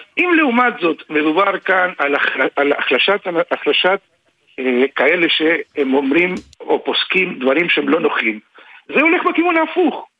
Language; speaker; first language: Hebrew; non-native, fluent; Spanish